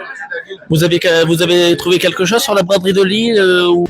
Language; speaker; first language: French; native; French